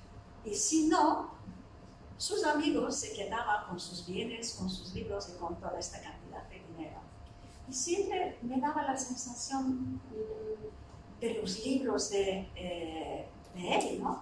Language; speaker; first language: Spanish; non-native, fluent; Turkish